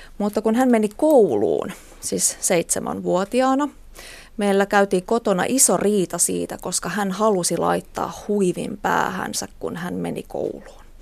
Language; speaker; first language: Finnish; native; Finnish